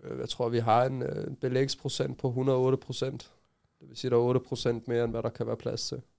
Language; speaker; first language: Danish; early bilingual, other home language; Arabic